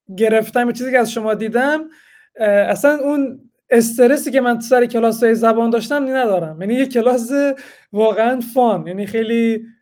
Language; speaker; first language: Persian; native; Persian